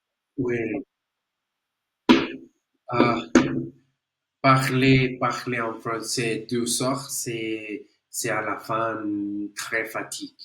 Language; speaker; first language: French; non-native, learner; Spanish